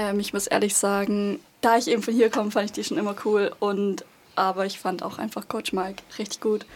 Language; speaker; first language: German; native; German